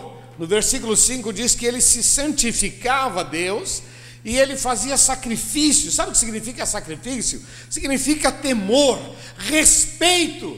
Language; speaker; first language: Portuguese; native; Portuguese